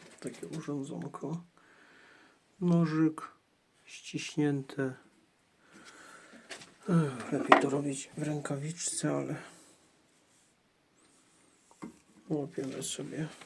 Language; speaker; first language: Polish; native; Polish